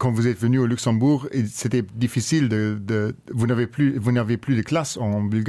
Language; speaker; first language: French; non-native, local second language; Luxembourgish